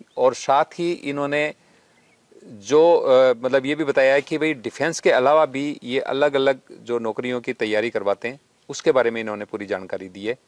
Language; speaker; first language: Hindi; native; Hindi